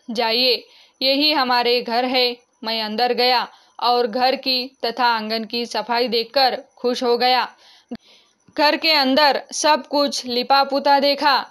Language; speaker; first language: Hindi; non-native, local second language; Marathi